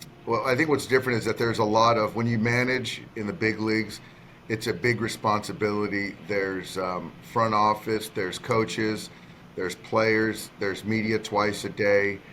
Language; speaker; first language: English; native; English